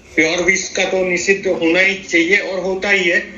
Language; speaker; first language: Hindi; non-native, local second language; Gujarati